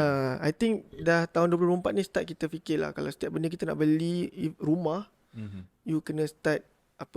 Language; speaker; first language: Malay; native; Malay